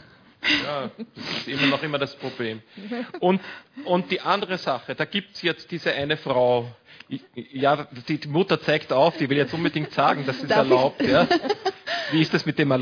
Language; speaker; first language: German; native; German